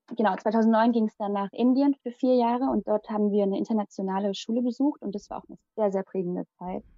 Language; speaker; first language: German; early bilingual, other home language; Malayalam